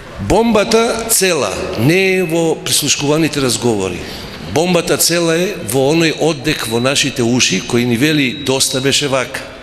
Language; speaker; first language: Macedonian; non-native, local second language; Albanian